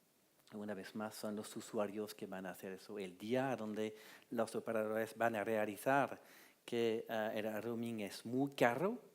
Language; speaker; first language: Spanish; non-native, fluent; French